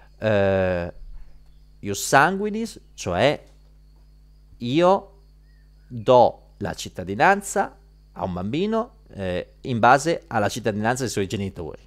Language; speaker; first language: Italian; native; Italian